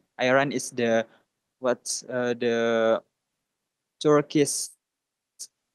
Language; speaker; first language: English; non-native, learner; Indonesian